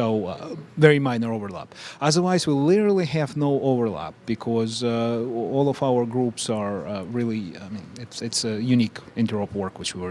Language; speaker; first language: English; non-native, fluent; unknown